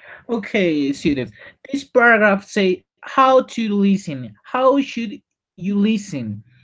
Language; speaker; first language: English; non-native, learner; Spanish